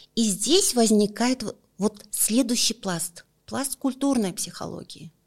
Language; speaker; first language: Russian; non-native, local second language; Kazakh